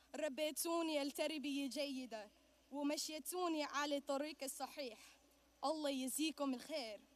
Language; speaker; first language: Arabic; early bilingual, heritage; Arabic